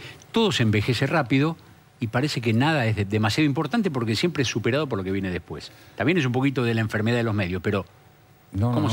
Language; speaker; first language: Spanish; native; Spanish